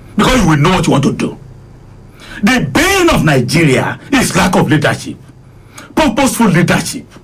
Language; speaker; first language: English; non-native, local second language; Yoruba